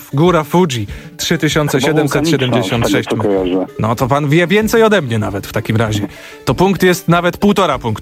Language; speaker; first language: Polish; native; Polish